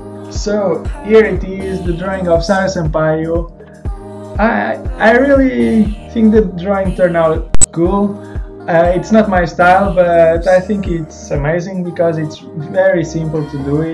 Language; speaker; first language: English; non-native, fluent; Portuguese